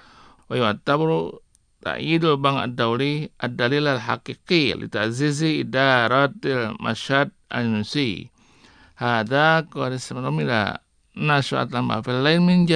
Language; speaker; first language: Arabic; non-native, fluent; Indonesian